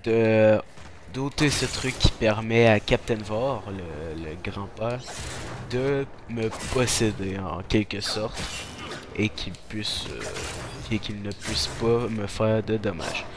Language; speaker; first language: French; native; French